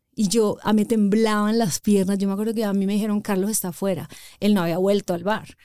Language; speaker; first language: Spanish; native; Spanish